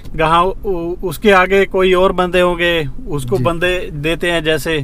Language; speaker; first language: Hindi; native; Hindi